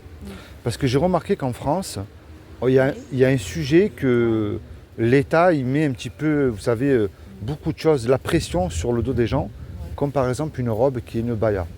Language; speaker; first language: French; native; French